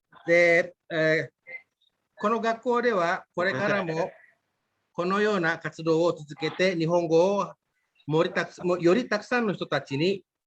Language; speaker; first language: Japanese; non-native, fluent; Indonesian